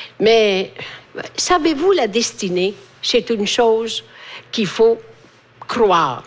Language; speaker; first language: French; non-native, fluent; Italian